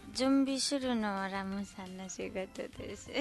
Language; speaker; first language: Japanese; non-native, learner; Nepali